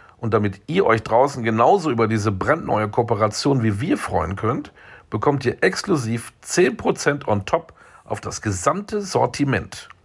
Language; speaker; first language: German; native; German